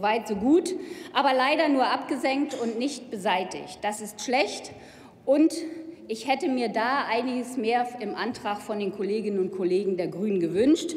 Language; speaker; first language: German; native; German